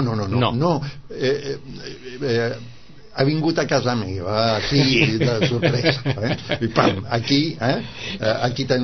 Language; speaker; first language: Catalan; non-native, fluent; Spanish